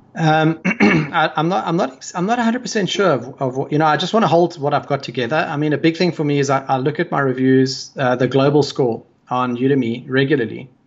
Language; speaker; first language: English; native; English